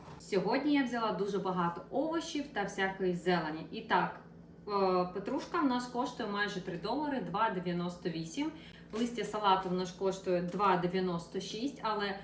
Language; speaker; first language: Ukrainian; non-native, local second language; Russian